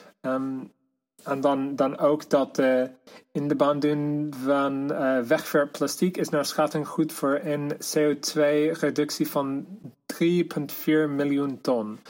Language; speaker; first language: Dutch; non-native, fluent; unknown